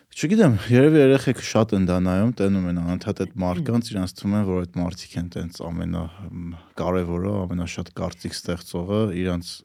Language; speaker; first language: Armenian; native; Armenian